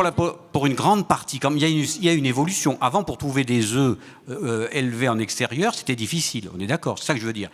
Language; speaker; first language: French; native; French